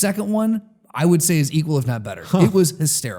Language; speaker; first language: English; native; English